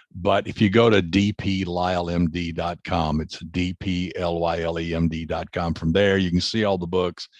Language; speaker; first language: English; native; English